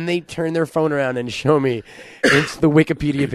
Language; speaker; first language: English; native; English